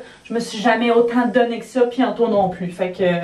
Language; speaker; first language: French; native; French